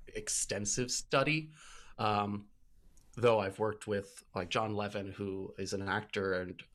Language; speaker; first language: English; native; English